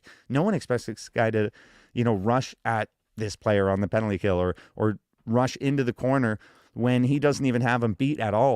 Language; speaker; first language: English; native; English